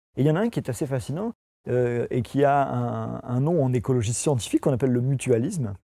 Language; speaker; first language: French; native; French